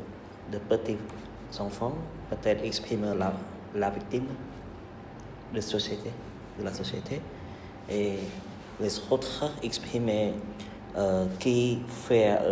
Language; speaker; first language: French; non-native, learner; Khmer